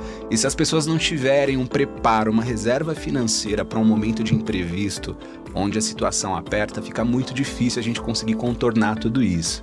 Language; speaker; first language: Portuguese; native; Portuguese